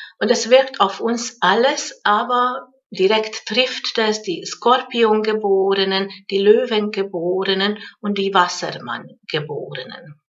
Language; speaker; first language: German; non-native, fluent; Hungarian